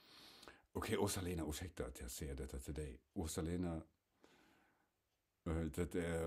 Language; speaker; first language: Swedish; non-native, fluent; German